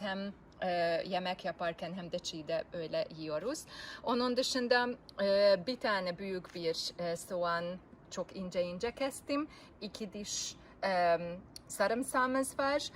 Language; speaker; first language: Turkish; non-native, fluent; Hungarian